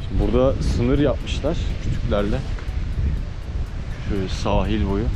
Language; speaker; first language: Turkish; native; Turkish